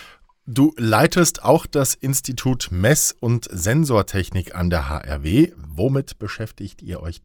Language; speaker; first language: German; non-native, fluent; French